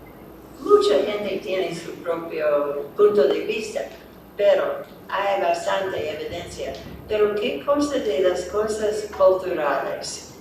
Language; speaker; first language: Spanish; non-native, fluent; English